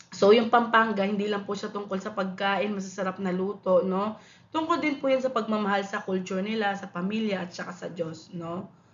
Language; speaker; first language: Filipino; non-native, local second language; Pampanga